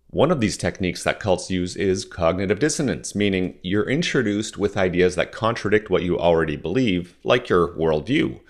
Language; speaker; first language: English; non-native, fluent; French